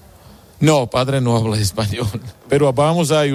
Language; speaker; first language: Spanish; non-native, learner; Georgian